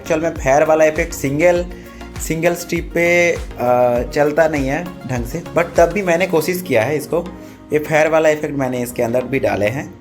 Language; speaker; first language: Hindi; non-native, local second language; Odia